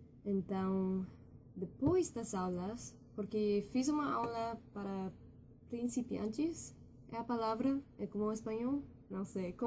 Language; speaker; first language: Portuguese; non-native, learner; English